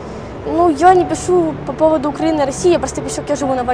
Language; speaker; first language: Russian; native; Russian